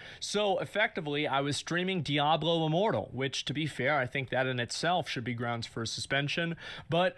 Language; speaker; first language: English; native; English